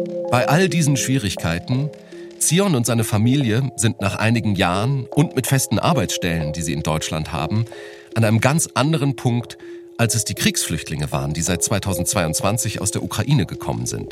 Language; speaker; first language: German; native; German